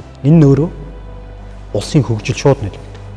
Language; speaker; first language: Mongolian; native; Mongolian